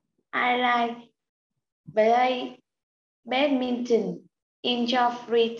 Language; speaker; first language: English; non-native, learner; Vietnamese